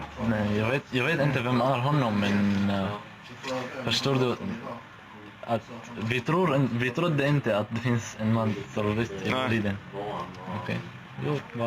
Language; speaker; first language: Swedish; non-native, learner; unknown